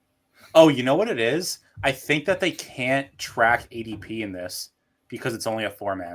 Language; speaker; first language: English; native; English